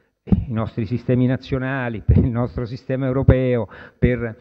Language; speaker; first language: Italian; native; Italian